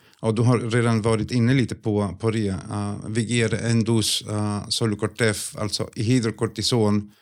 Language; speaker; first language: Swedish; non-native, fluent; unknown